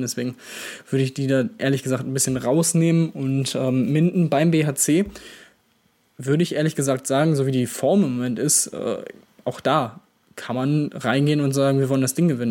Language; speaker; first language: German; native; German